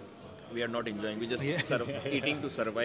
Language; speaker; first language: English; non-native, local second language; Hindi